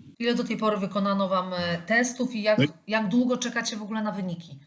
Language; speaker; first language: Polish; native; Polish